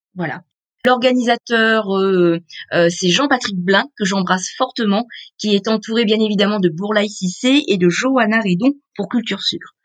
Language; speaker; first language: French; native; French